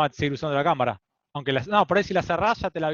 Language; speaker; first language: Spanish; native; Spanish